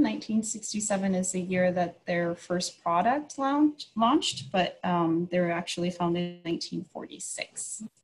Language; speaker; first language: English; non-native, fluent; Japanese